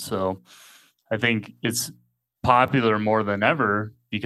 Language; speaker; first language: English; native; English